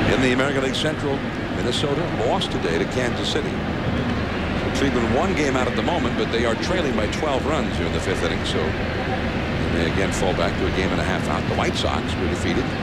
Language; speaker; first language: English; native; English